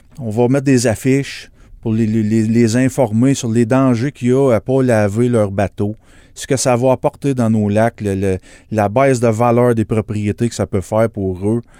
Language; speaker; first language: French; native; French